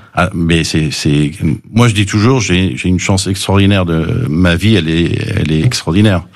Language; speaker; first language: French; early bilingual, other home language; English